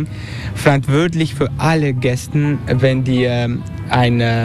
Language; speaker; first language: German; non-native, fluent; Turkish